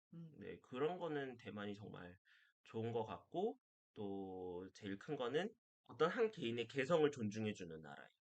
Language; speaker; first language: Korean; native; Korean